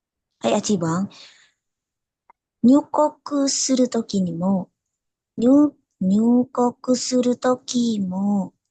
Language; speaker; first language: Japanese; non-native, learner; Indonesian